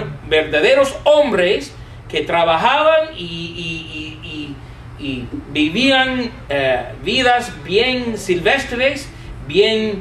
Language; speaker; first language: Spanish; non-native, fluent; English